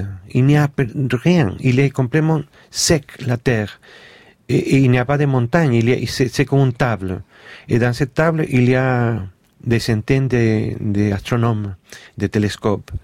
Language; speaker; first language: French; non-native, fluent; Spanish